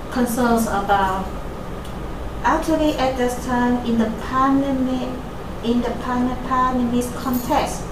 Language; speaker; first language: English; non-native, fluent; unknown